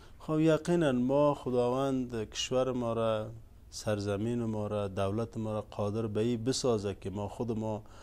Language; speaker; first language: Persian; non-native, local second language; Uzbek